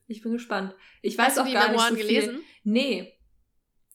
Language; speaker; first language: German; native; German